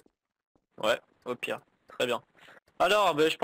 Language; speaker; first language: French; native; French